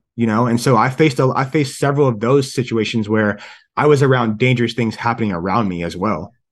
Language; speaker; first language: English; native; English